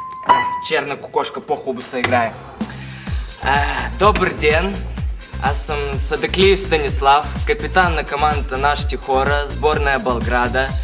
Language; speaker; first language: Bulgarian; early bilingual, heritage; Bulgarian